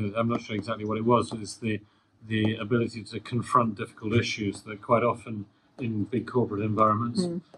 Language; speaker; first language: English; native; English